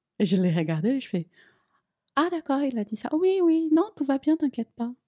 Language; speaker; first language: French; non-native, fluent; Portuguese